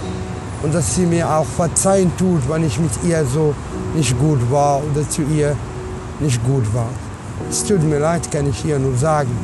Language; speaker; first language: German; non-native, learner; Arabic